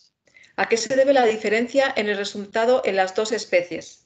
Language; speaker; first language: Spanish; native; Spanish